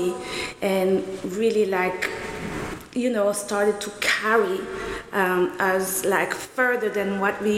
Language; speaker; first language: English; non-native, local second language; Kinyarwanda